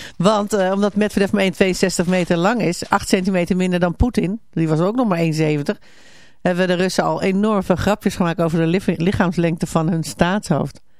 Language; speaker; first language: Dutch; native; Dutch